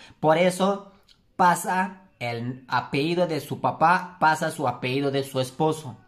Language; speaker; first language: Spanish; non-native, learner; Turkish